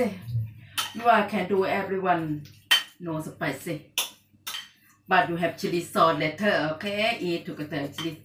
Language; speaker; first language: English; non-native, learner; Thai